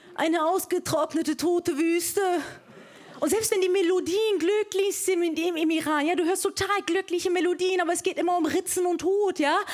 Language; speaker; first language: German; early bilingual, other home language; Persian